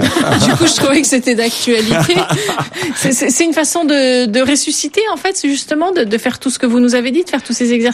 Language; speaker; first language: French; native; French